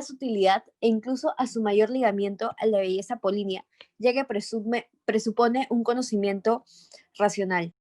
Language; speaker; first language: Spanish; native; Spanish